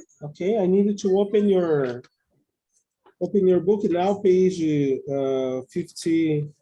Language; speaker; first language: English; non-native, fluent; Portuguese